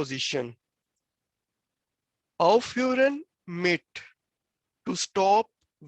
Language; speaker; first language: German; non-native, fluent; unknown